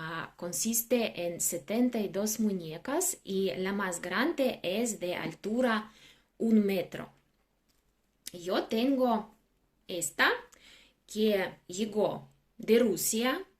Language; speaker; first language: Spanish; non-native, fluent; Russian